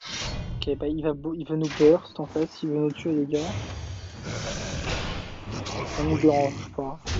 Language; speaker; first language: French; native; French